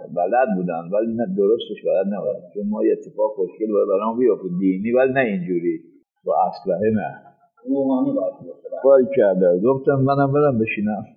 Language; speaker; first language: Persian; native; Persian